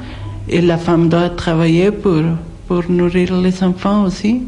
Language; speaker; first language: French; non-native, fluent; Spanish